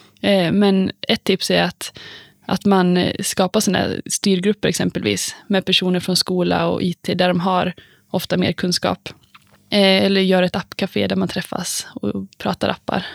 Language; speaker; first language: Swedish; native; Swedish